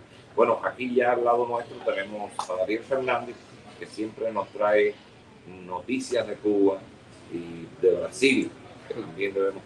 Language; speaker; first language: Spanish; native; Spanish